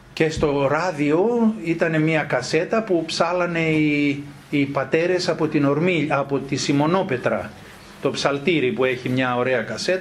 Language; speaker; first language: Greek; native; Greek